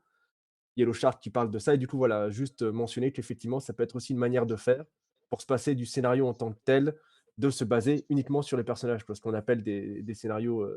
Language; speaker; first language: French; native; French